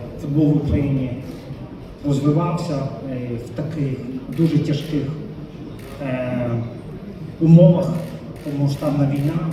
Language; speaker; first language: Ukrainian; non-native, local second language; Russian